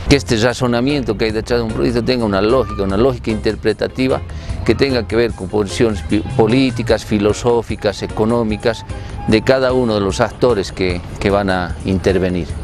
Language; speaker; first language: Spanish; native; Spanish